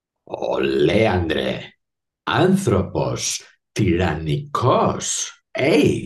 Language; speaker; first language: Greek; non-native, fluent; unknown